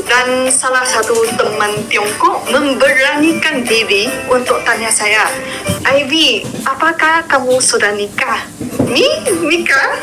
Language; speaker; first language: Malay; non-native, local second language; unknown